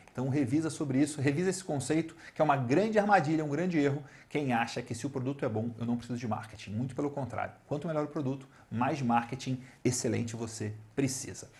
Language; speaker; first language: Portuguese; native; Portuguese